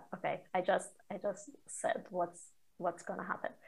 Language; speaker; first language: English; non-native, fluent; Persian